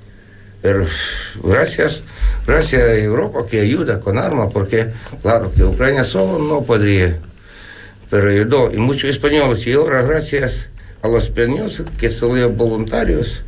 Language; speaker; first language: Spanish; non-native, learner; Ukrainian